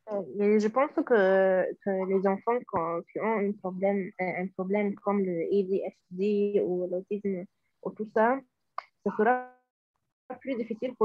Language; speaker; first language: French; non-native, learner; Arabic